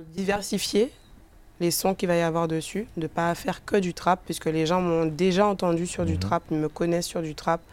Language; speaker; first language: French; native; French